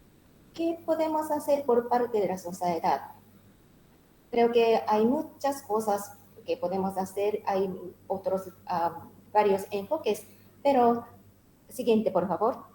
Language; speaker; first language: Spanish; non-native, learner; Japanese